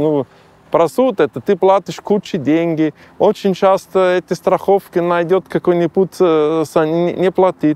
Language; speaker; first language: Russian; non-native, learner; German